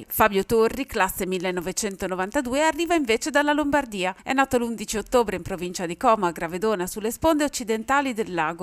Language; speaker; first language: Italian; native; Italian